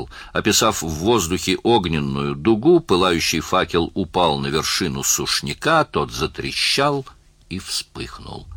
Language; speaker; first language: Russian; native; Russian